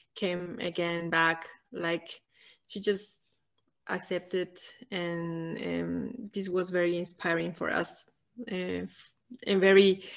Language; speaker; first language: English; non-native, fluent; Spanish